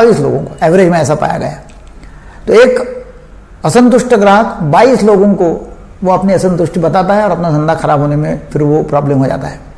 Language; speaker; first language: Hindi; non-native, local second language; Marathi